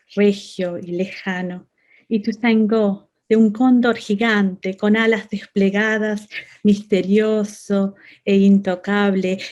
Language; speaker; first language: Spanish; native; Spanish